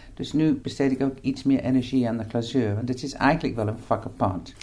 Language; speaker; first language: Dutch; non-native, fluent; English